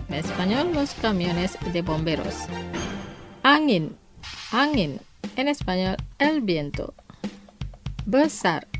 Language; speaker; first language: Spanish; non-native, fluent; Indonesian